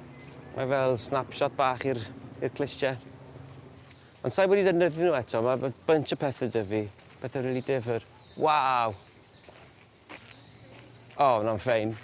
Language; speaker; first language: Welsh; native; Welsh